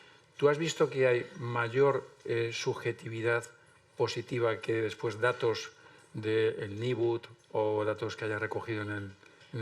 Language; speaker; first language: Spanish; native; Spanish